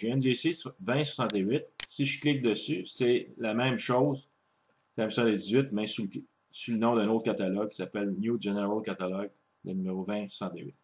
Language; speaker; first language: French; native; French